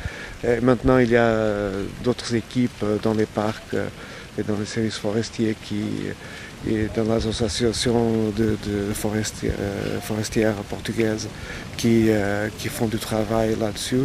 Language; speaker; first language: French; non-native, fluent; Portuguese